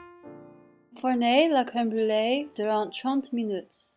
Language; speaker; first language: French; non-native, learner; English